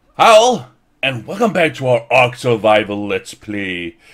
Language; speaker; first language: English; non-native, fluent; Danish